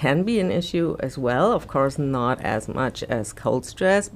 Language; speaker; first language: English; non-native, fluent; German